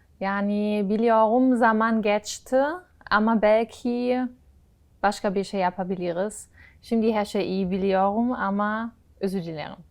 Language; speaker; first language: Turkish; non-native, learner; German